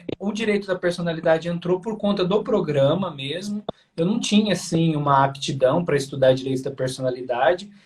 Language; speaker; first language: Portuguese; native; Portuguese